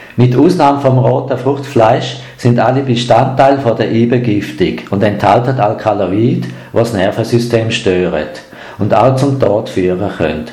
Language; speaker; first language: German; native; German